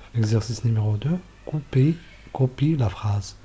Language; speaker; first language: French; non-native, local second language; Arabic